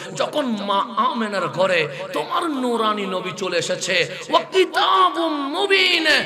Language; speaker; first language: Bangla; non-native, local second language; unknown